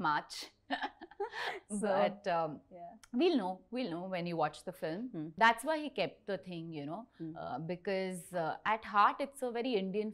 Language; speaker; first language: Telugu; non-native, learner; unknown